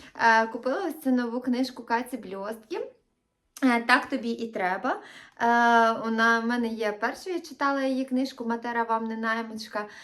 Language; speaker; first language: Ukrainian; native; Ukrainian